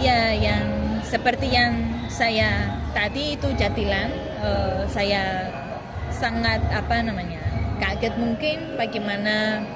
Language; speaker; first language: Indonesian; non-native, learner; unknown